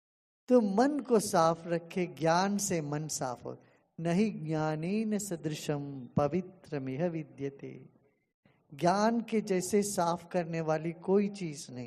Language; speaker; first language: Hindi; non-native, local second language; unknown